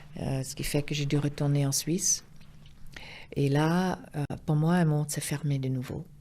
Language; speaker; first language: French; non-native, local second language; Swiss German